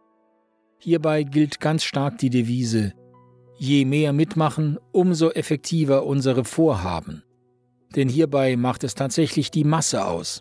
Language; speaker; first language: German; native; German